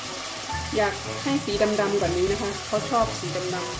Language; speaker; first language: German; non-native, fluent; Thai